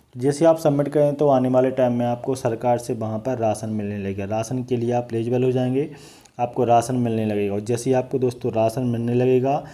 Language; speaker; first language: Hindi; native; Hindi